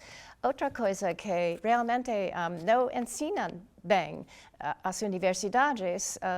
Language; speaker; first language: Portuguese; non-native, fluent; English